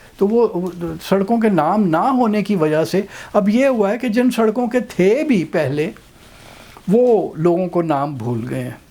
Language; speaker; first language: Urdu; non-native, local second language; Punjabi